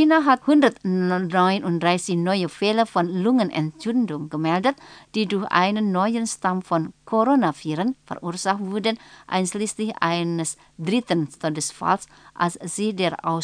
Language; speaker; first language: German; non-native, fluent; Indonesian